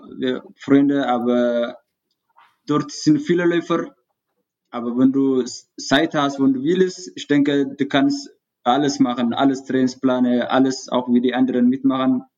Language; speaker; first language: German; non-native, learner; Tigrinya